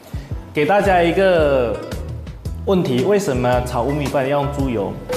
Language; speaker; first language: Chinese; native; Chinese